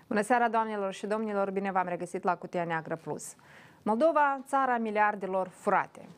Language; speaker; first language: Romanian; native; Romanian